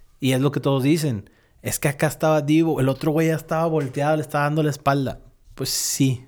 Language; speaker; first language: Spanish; native; Spanish